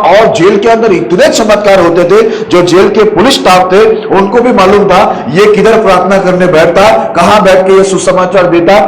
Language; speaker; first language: Hindi; non-native, local second language; Marathi